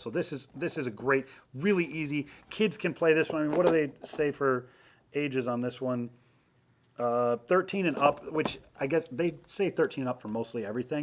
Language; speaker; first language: English; native; English